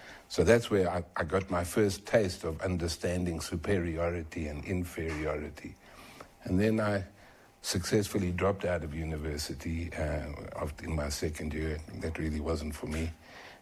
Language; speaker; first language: English; native; English